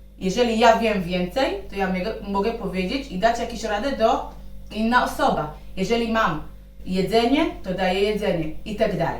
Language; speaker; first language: Polish; non-native, learner; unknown